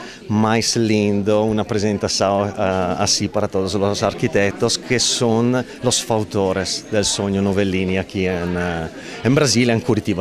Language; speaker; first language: Portuguese; non-native, learner; Italian